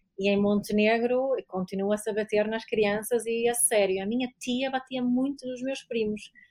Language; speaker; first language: Portuguese; non-native, fluent; Serbian